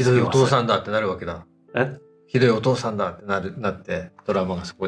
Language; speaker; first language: Japanese; native; Japanese